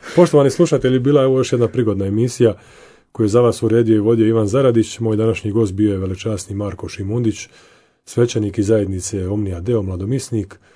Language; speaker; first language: Croatian; native; Croatian